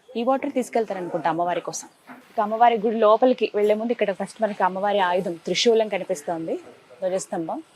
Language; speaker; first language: Telugu; native; Telugu